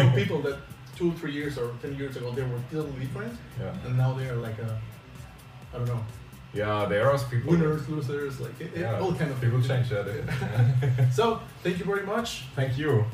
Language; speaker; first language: English; non-native, fluent; Spanish